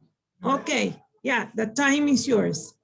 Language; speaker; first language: English; non-native, learner; Spanish